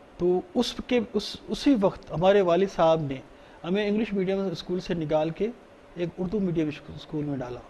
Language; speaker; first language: Urdu; non-native, local second language; Baluchi